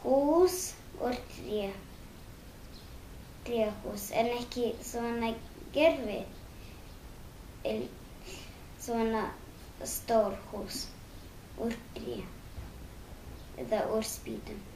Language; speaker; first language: Icelandic; early bilingual, other home language; Russian